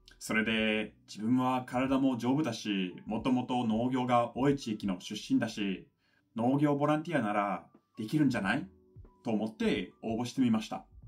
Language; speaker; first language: Japanese; non-native, fluent; English